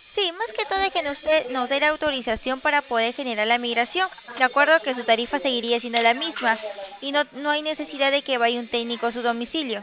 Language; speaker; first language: Spanish; native; Spanish